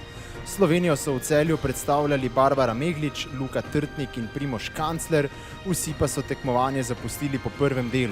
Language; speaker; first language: Slovenian; native; Slovenian